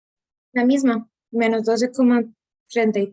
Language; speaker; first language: Spanish; native; Spanish